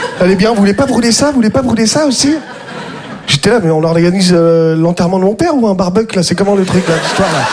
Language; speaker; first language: French; native; French